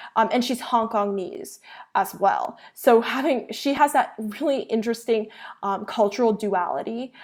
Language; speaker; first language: English; early bilingual, other home language; Chinese